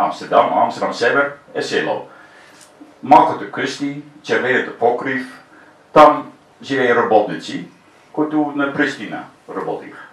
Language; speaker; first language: Bulgarian; non-native, learner; Dutch